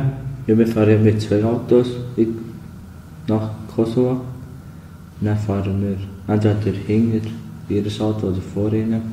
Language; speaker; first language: German; early bilingual, other home language; Albanian